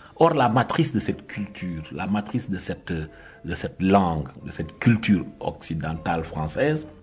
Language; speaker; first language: French; non-native, local second language; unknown